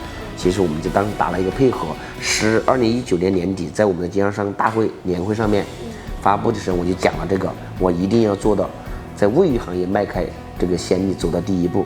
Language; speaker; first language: Chinese; native; Chinese